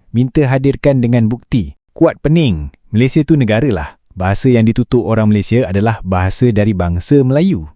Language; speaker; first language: Malay; native; Malay